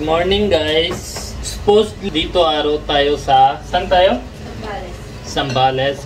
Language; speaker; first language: Filipino; non-native, learner; Punjabi